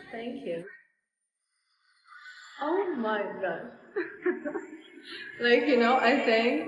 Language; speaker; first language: English; non-native, fluent; Russian